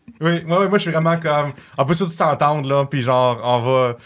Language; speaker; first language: French; native; French